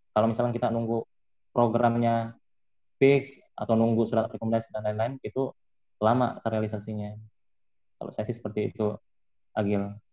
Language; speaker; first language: Indonesian; native; Indonesian